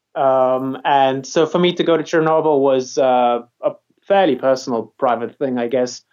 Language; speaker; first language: English; non-native, fluent; Polish